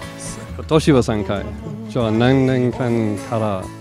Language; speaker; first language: Japanese; non-native, learner; English